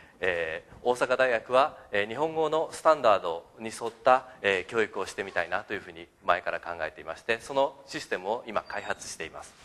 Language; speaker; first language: Japanese; native; Japanese